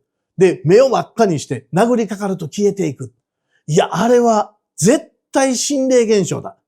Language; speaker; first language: Japanese; native; Japanese